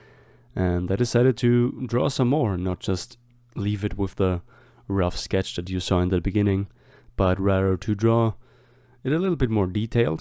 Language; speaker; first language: English; non-native, fluent; German